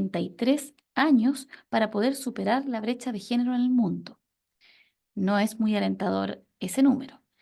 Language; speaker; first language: Spanish; native; Spanish